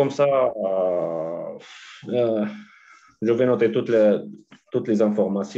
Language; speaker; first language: French; non-native, learner; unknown